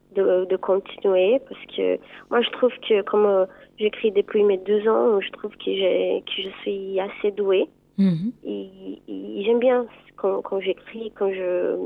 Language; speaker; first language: French; non-native, fluent; Portuguese